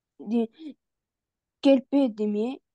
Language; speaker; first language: French; non-native, learner; Arabic